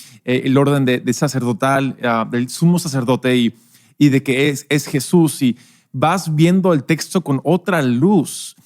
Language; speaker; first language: Spanish; non-native, local second language; English